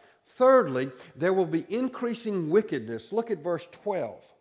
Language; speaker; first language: English; native; English